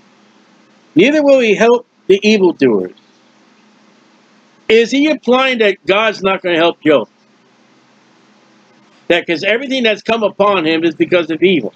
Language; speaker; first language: English; native; English